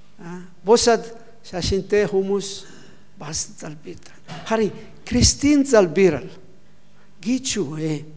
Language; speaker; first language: Mongolian; non-native, learner; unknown